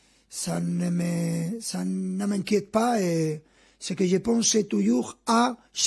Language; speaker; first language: French; non-native, fluent; Spanish